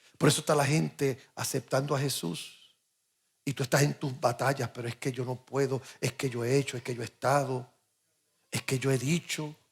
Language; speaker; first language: Spanish; early bilingual, heritage; English